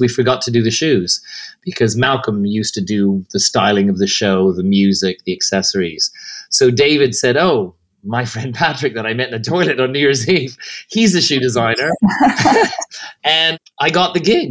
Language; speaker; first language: English; native; English